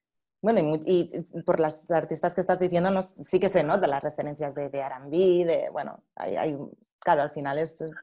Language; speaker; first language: Spanish; native; Spanish